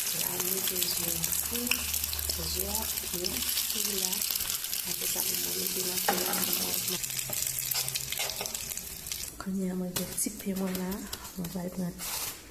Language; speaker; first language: French; non-native, learner; Haitian Creole